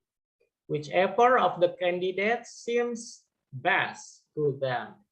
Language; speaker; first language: English; non-native, fluent; Indonesian